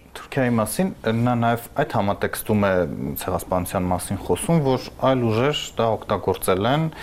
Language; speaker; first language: Armenian; native; Armenian